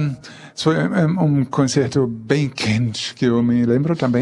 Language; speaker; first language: Portuguese; non-native, fluent; German